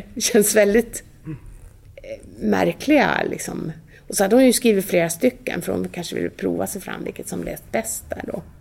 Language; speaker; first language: Swedish; native; Swedish